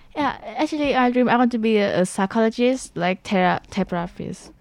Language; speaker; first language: English; non-native, learner; Vietnamese